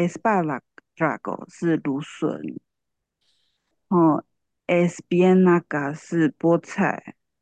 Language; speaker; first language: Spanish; non-native, learner; Chinese